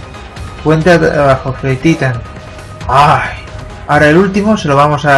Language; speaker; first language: Spanish; native; Spanish